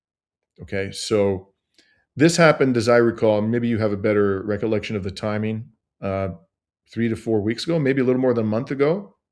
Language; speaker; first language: English; native; English